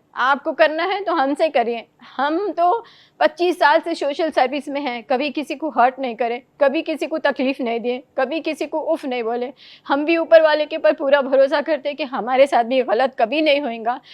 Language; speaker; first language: Hindi; non-native, local second language; Telugu